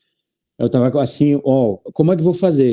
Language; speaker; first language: Portuguese; non-native, learner; French